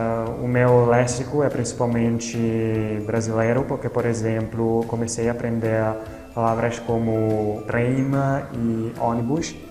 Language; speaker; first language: Portuguese; non-native, fluent; Italian